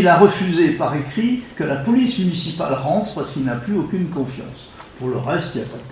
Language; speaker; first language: French; native; French